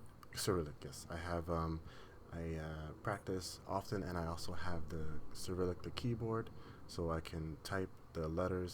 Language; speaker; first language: English; non-native, learner; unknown